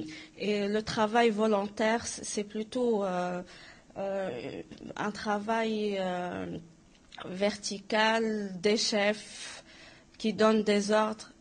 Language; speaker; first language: French; non-native, local second language; Arabic